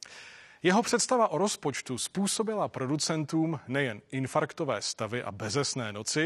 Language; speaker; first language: Czech; native; Czech